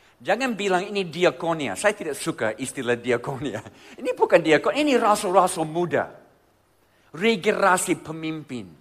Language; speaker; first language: Indonesian; non-native, fluent; English